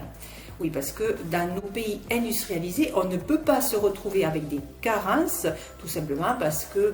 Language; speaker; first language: French; native; French